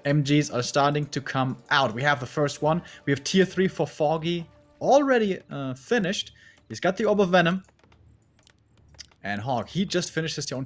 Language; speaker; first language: English; non-native, fluent; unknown